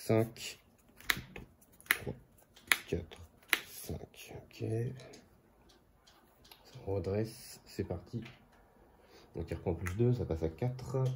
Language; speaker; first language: French; native; French